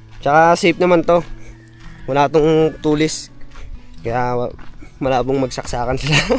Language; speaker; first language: Filipino; native; Filipino